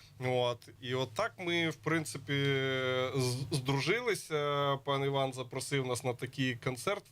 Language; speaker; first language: Ukrainian; native; Ukrainian